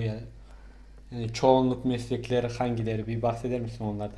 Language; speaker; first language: Turkish; non-native, fluent; Mongolian